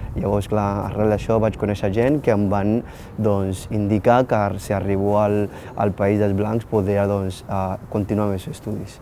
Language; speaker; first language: Catalan; non-native, fluent; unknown